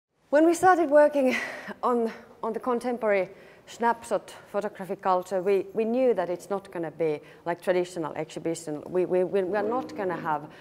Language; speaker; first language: English; non-native, fluent; Finnish